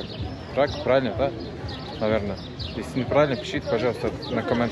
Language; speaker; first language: Russian; non-native, learner; Turkish